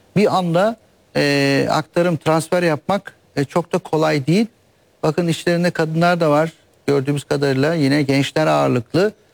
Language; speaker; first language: Turkish; native; Turkish